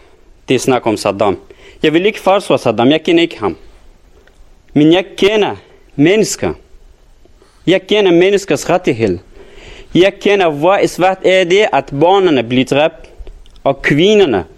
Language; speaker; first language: Danish; non-native, learner; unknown